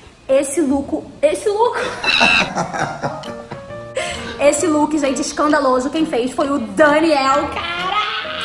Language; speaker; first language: Portuguese; native; Portuguese